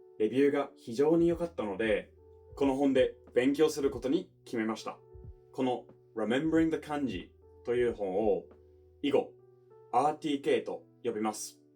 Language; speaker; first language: Japanese; non-native, fluent; English